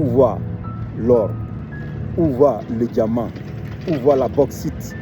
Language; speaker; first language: French; non-native, local second language; Fula